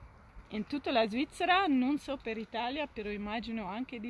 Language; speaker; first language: Italian; non-native, fluent; Dutch